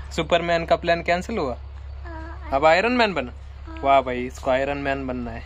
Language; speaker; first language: Hindi; non-native, local second language; Marathi